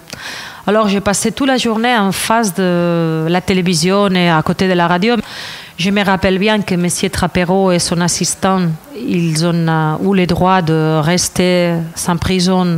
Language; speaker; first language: French; non-native, fluent; Catalan